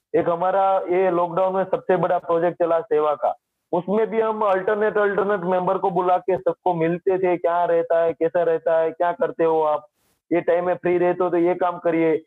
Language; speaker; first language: Hindi; non-native, local second language; Gujarati